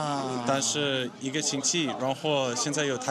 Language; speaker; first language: Chinese; non-native, learner; English